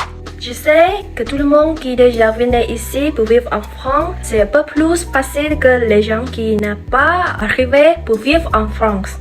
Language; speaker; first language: French; non-native, learner; Khmer